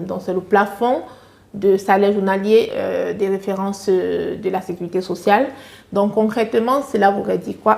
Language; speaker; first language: French; native; French